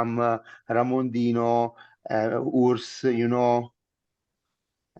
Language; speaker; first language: English; non-native, learner; Italian